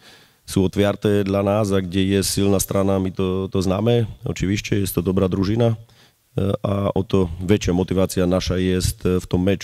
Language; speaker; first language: Polish; non-native, learner; Slovak